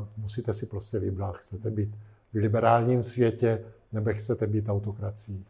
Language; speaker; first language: Czech; non-native, fluent; Italian